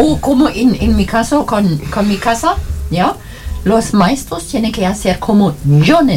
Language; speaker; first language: Spanish; non-native, learner; German